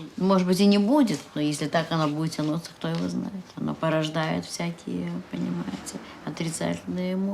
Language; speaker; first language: Russian; native; Russian